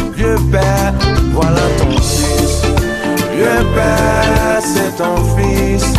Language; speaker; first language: English; non-native, fluent; Dutch